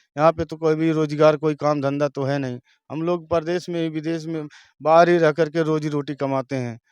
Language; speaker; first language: Hindi; native; Hindi